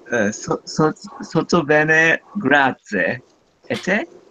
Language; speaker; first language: Italian; non-native, learner; Japanese